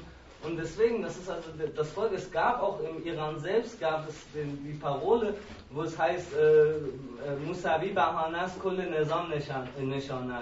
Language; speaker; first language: German; native; German